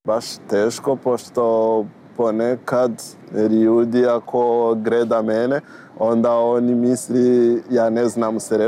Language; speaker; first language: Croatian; non-native, learner; Rundi